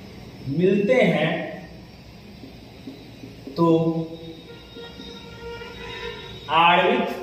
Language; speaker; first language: Hindi; native; Hindi